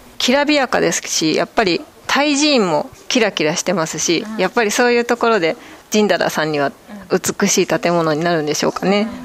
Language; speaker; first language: Japanese; native; Japanese